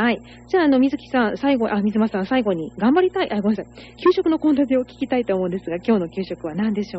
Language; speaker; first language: Japanese; native; Japanese